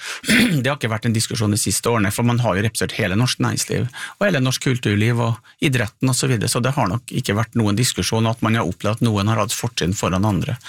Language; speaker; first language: Norwegian; native; Norwegian